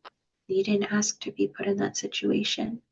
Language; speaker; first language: English; native; English